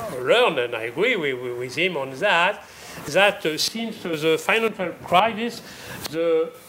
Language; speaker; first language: English; non-native, fluent; French